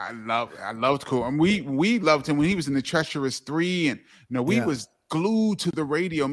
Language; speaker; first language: English; native; English